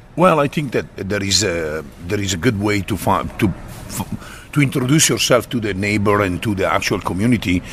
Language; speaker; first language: English; non-native, fluent; Italian